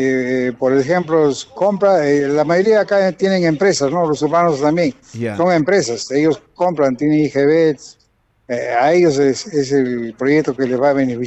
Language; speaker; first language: Spanish; native; Spanish